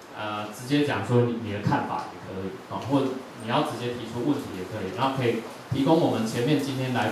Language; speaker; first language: Chinese; native; Chinese